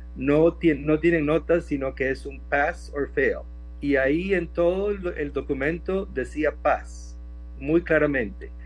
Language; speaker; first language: Spanish; native; Spanish